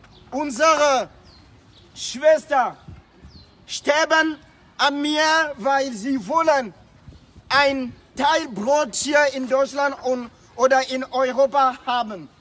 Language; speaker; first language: German; non-native, fluent; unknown